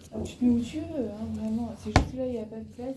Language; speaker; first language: French; native; French